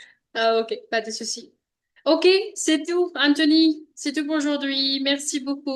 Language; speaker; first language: French; non-native, learner; Hindi